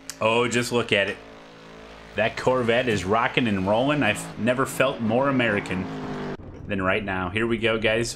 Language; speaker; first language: English; native; English